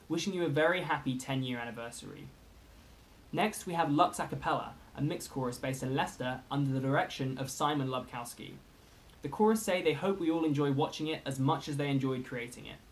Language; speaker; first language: English; native; English